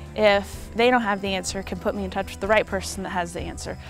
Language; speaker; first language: English; native; English